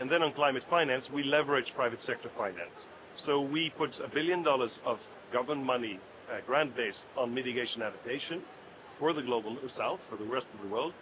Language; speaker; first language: English; non-native, fluent; Dutch